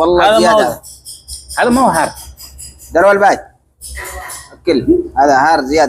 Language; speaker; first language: Arabic; non-native, learner; Bangla